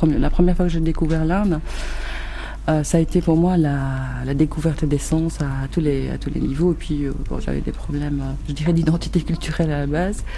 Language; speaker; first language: French; early bilingual, other home language; Arabic